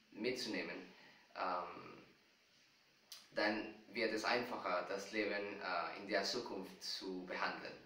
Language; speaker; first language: German; non-native, fluent; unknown